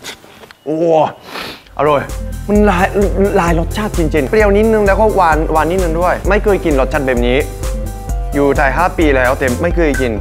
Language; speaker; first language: Thai; non-native, fluent; Japanese